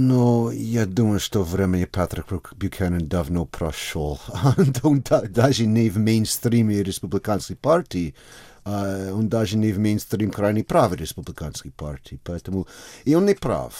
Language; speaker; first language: Russian; non-native, fluent; English